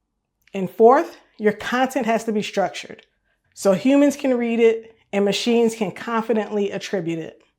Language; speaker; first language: English; native; English